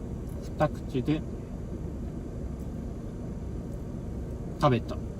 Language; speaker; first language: Japanese; native; Japanese